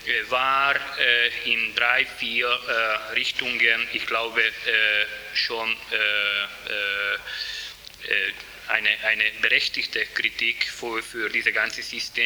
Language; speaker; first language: German; non-native, fluent; Hungarian